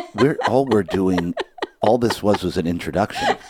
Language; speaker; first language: English; native; English